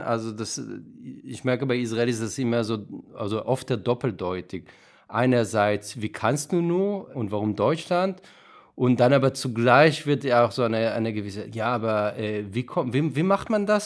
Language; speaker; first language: German; non-native, fluent; Hebrew